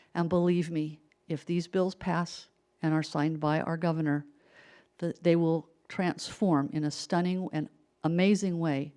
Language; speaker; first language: English; native; English